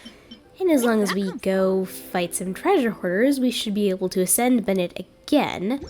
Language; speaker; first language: English; native; English